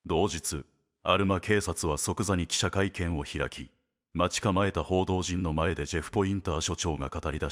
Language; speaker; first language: Japanese; native; Japanese